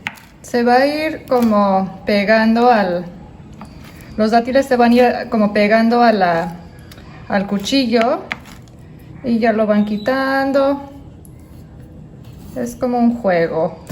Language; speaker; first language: Spanish; non-native, fluent; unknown